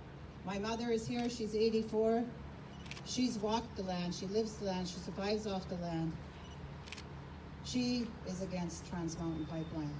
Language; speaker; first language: English; native; English